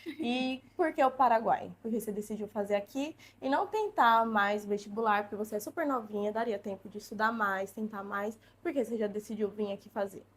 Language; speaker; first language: Portuguese; native; Portuguese